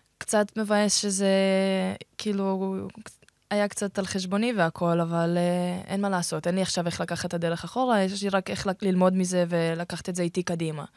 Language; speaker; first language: Hebrew; early bilingual, other home language; Russian